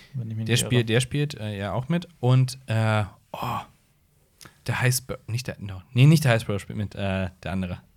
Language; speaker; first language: German; native; German